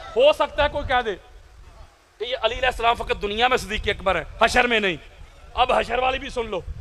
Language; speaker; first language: Urdu; non-native, local second language; Punjabi